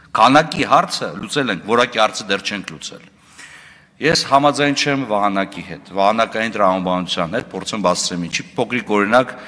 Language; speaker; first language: Armenian; native; Armenian